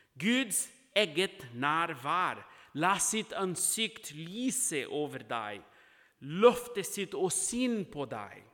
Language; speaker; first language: Norwegian; non-native, fluent; Portuguese